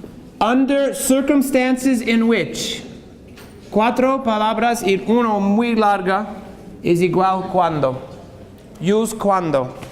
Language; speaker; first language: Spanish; non-native, learner; English